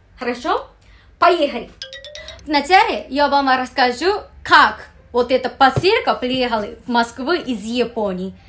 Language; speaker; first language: Russian; non-native, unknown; Japanese